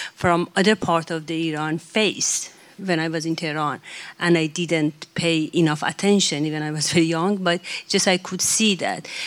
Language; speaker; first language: English; non-native, fluent; Persian